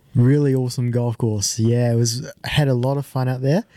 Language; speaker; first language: English; native; English